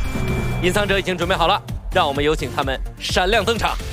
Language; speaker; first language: Chinese; native; Chinese